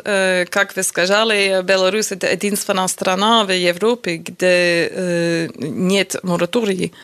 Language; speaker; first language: Russian; non-native, learner; English